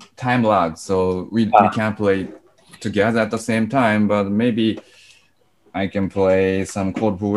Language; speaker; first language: English; non-native, fluent; Japanese